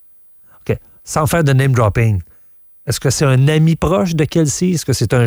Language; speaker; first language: French; native; French